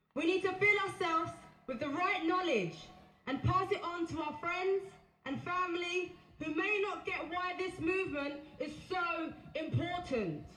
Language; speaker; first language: English; native; English